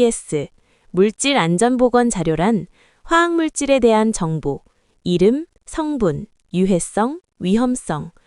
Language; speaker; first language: Korean; non-native, learner; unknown